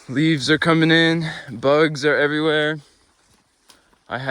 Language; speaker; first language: English; native; English